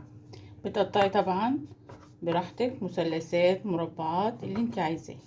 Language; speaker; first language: Arabic; native; Arabic